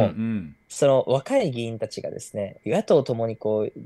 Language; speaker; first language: Japanese; native; Japanese